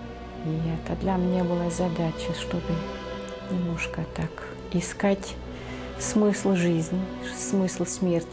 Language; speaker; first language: Russian; non-native, fluent; Dutch